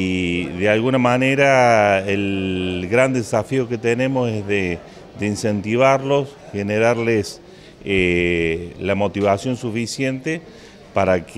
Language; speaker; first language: Spanish; native; Spanish